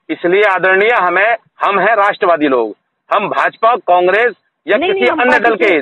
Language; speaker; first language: Hindi; native; Hindi